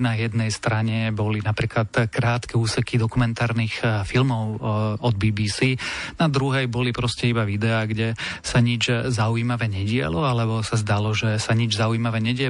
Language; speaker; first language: Slovak; native; Slovak